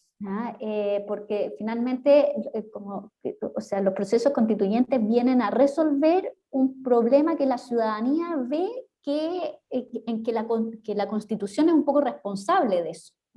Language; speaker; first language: Spanish; native; Spanish